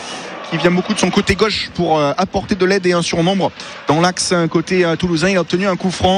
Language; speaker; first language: French; native; French